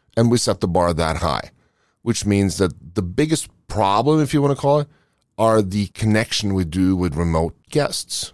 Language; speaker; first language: English; non-native, fluent; Norwegian